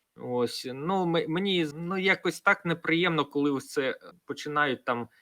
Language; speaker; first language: Ukrainian; non-native, local second language; Russian